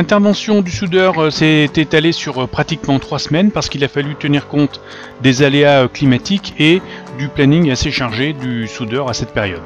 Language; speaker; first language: French; native; French